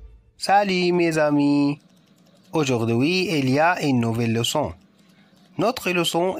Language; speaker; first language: French; non-native, learner; Arabic